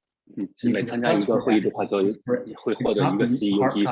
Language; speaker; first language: Chinese; native; Chinese